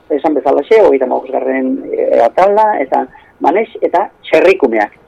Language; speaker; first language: Basque; non-native, local second language; Spanish